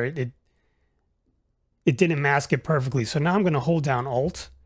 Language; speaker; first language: English; native; English